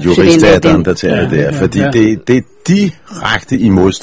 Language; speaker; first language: Danish; non-native, fluent; Hebrew